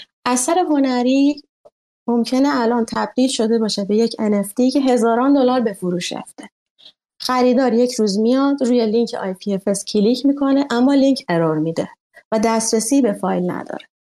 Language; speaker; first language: Persian; native; Persian